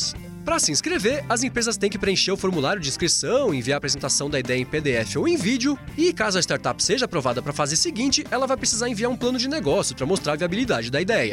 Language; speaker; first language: Portuguese; native; Portuguese